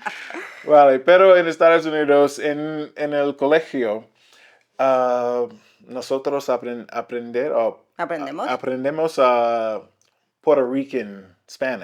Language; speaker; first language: Spanish; non-native, learner; English